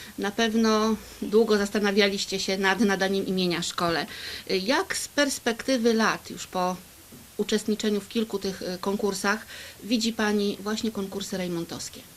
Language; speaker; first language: Polish; native; Polish